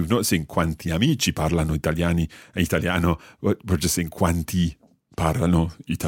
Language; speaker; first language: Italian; non-native, fluent; English